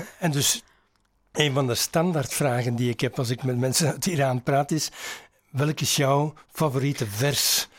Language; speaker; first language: Dutch; native; Dutch